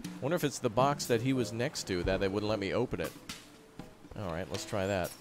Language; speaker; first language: English; native; English